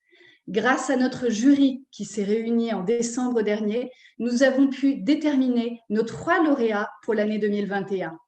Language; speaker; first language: French; native; French